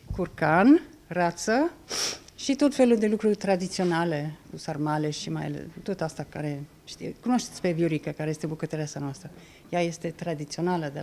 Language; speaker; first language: Romanian; non-native, fluent; English